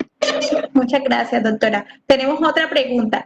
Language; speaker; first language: Spanish; native; Spanish